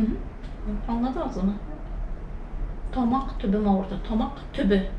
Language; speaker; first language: Turkish; non-native, learner; Tatar